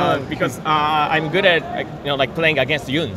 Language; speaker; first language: English; non-native, fluent; Japanese